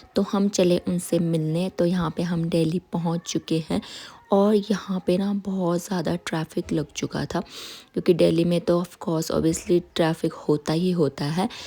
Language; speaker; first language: Hindi; native; Hindi